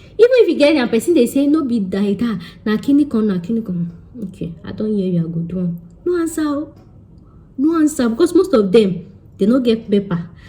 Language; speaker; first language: Nigerian Pidgin; non-native, local second language; Yoruba